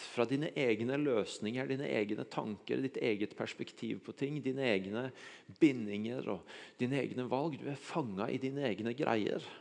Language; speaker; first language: Norwegian; native; Norwegian